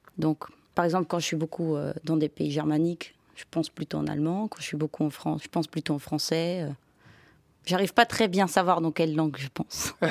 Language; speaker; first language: French; non-native, fluent; Dutch